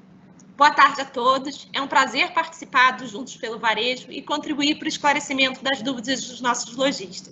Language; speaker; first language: Portuguese; native; Portuguese